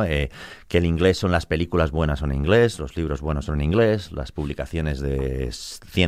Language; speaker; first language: Spanish; native; Spanish